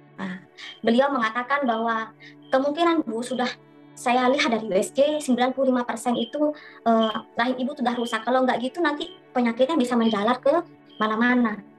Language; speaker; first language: Indonesian; non-native, local second language; Madurese